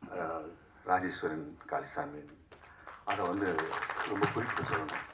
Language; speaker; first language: Tamil; native; Tamil